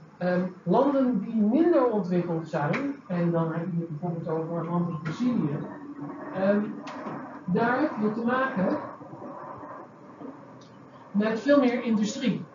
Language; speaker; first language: Dutch; native; Dutch